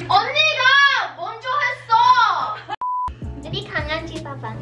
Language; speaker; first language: Korean; early bilingual, heritage; English